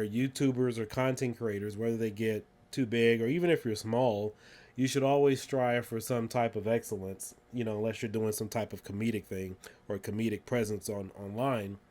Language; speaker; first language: English; native; English